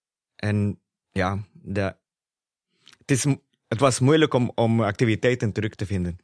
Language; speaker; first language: Dutch; non-native, fluent; Spanish